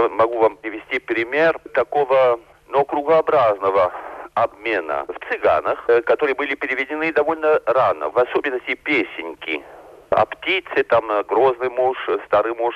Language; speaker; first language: Russian; non-native, fluent; French